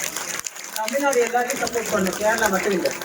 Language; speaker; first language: Tamil; native; Tamil